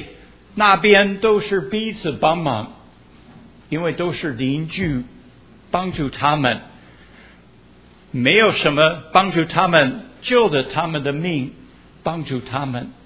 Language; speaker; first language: Chinese; early bilingual, heritage; Chinese